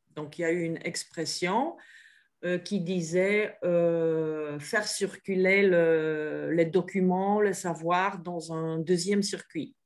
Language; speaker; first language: French; non-native, fluent; Polish